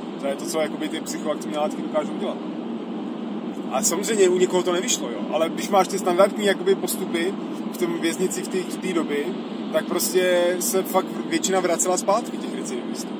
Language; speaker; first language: Czech; native; Czech